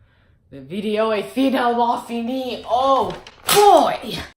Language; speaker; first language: French; non-native, learner; English